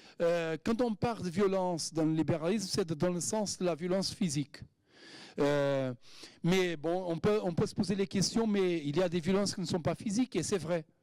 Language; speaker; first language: French; non-native, fluent; Portuguese